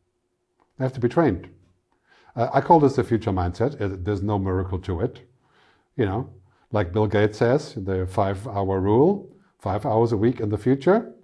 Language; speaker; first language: English; non-native, fluent; German